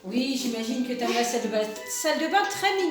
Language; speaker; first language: French; native; French